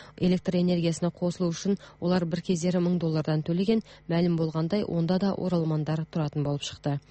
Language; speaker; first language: Kazakh; native; Kazakh